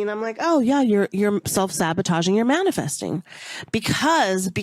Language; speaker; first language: English; native; English